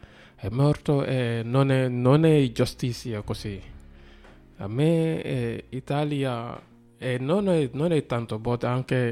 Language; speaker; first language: Italian; non-native, learner; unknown